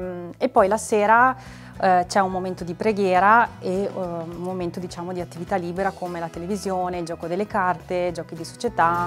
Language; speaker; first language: Italian; native; Italian